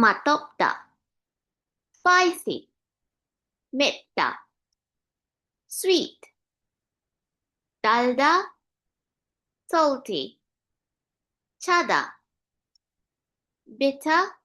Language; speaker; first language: Korean; non-native, learner; English